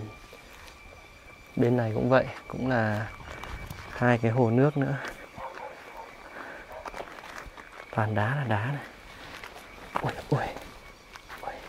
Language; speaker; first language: Vietnamese; native; Vietnamese